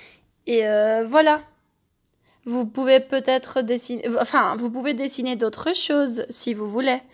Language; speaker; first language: French; non-native, fluent; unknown